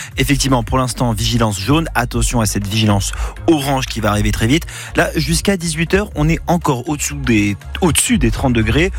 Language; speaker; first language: French; native; French